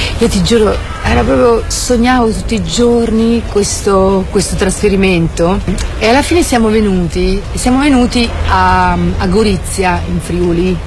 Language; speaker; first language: Italian; early bilingual, other home language; Bosnian